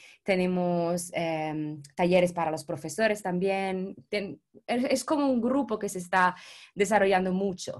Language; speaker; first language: Spanish; non-native, fluent; Italian